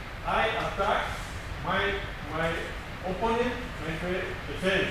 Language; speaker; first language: English; non-native, learner; Russian